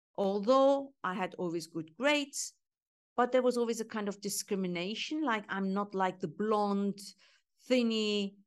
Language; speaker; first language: English; non-native, fluent; Turkish